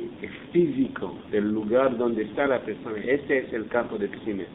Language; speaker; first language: Spanish; non-native, fluent; English